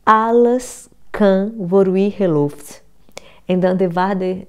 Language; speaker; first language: Dutch; non-native, fluent; Portuguese